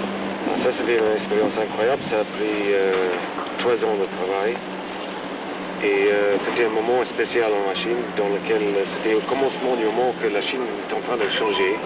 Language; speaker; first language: French; non-native, fluent; English